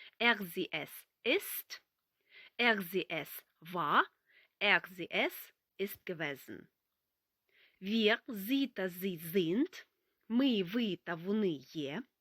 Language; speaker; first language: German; non-native, fluent; Ukrainian